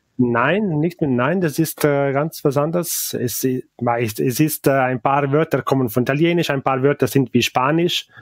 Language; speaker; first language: German; non-native, local second language; Ladin